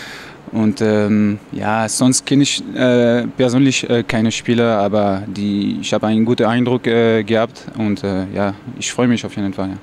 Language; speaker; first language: German; non-native, fluent; French